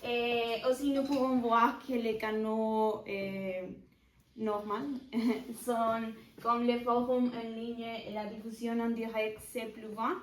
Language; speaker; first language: French; non-native, learner; Spanish